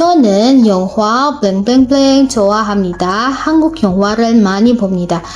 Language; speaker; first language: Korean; non-native, fluent; Indonesian